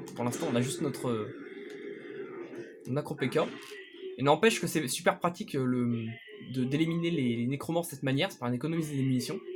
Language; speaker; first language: French; native; French